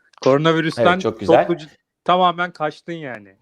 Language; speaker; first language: Turkish; native; Turkish